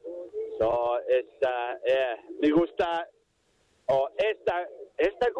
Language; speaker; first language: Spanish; non-native, learner; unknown